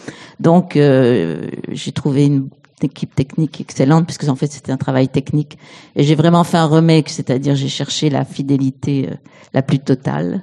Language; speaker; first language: French; native; French